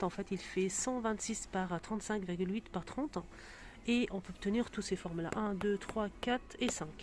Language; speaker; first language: French; native; French